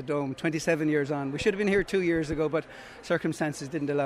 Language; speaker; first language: English; native; English